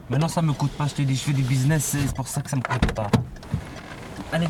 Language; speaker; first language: French; native; French